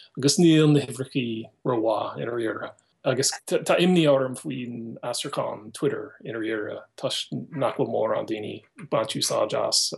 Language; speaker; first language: Irish; non-native, fluent; English